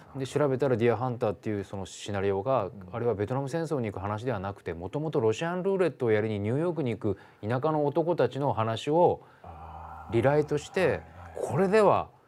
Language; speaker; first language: Japanese; native; Japanese